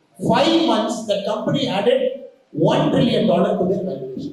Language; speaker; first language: English; non-native, local second language; Tamil